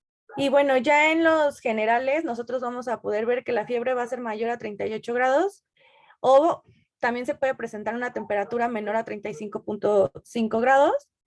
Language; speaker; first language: Spanish; native; Spanish